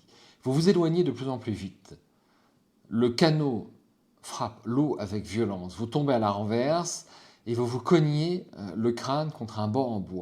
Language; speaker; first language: French; native; French